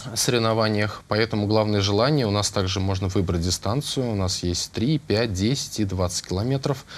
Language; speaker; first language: Russian; native; Russian